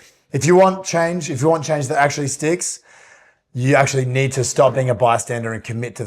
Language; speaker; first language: English; native; English